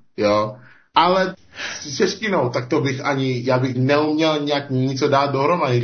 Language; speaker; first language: Czech; early bilingual, heritage; Czech